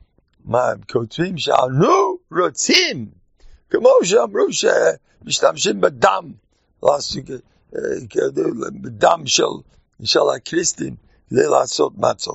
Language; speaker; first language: Hebrew; non-native, fluent; English